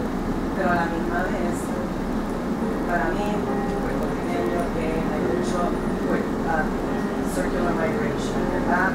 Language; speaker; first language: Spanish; early bilingual, other home language; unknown